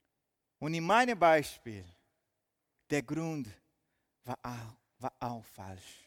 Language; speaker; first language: German; non-native, fluent; Portuguese